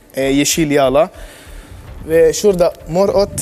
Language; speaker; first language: Turkish; non-native, learner; Arabic